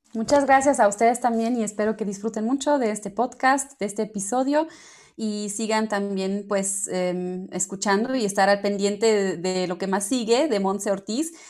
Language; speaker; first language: Spanish; non-native, fluent; German